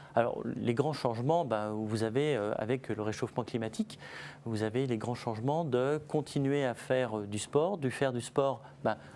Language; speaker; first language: French; native; French